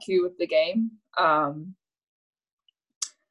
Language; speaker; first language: English; native; English